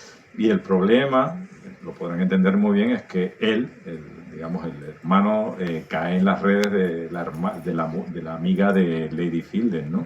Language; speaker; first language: Spanish; native; Spanish